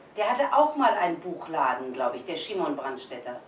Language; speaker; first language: German; native; German